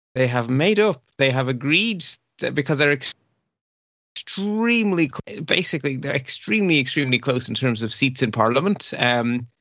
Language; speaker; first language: English; non-native, fluent; Dutch